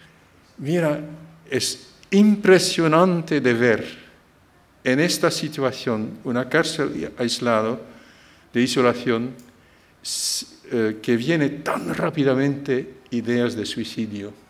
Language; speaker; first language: Spanish; non-native, fluent; Dutch